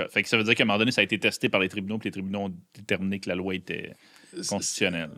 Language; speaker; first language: French; native; French